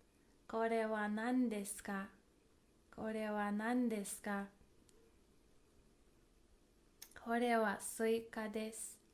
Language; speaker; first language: Japanese; non-native, fluent; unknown